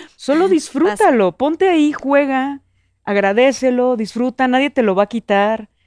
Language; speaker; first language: Spanish; native; Spanish